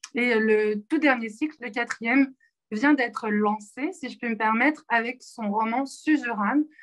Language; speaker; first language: French; native; French